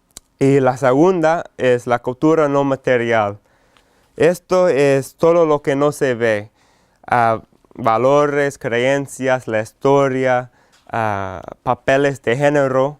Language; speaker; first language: Spanish; non-native, fluent; English